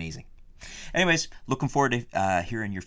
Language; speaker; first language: English; native; English